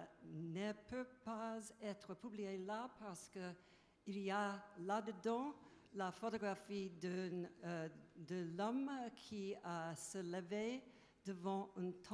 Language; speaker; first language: French; non-native, fluent; English